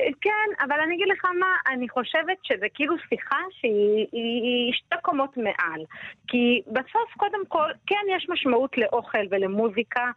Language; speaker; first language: Hebrew; native; Hebrew